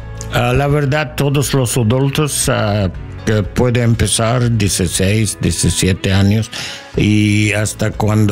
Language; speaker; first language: Spanish; non-native, learner; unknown